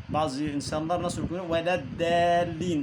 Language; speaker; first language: Turkish; non-native, learner; Arabic